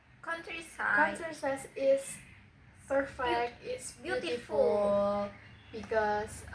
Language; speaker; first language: English; non-native, learner; Indonesian